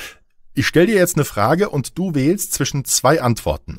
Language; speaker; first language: German; native; German